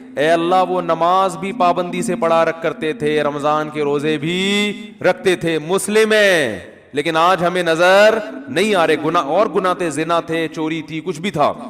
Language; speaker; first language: Urdu; native; Urdu